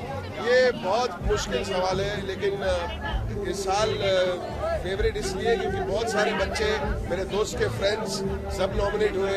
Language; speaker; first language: Hindi; native; Hindi